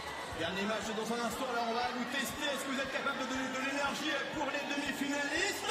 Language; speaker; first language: French; native; French